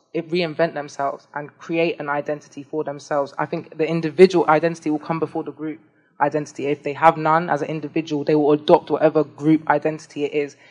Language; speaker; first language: English; native; English